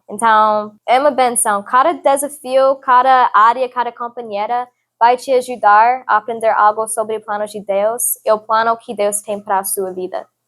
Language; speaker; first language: Portuguese; non-native, learner; English